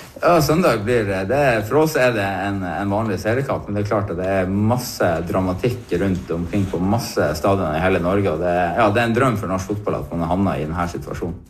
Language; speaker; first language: Norwegian; native; Norwegian